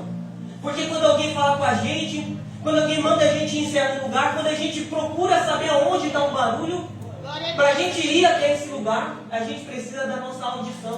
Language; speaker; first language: Portuguese; native; Portuguese